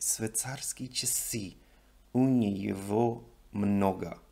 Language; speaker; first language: Russian; non-native, learner; English